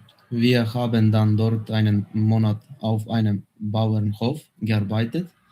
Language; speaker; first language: German; non-native, learner; Macedonian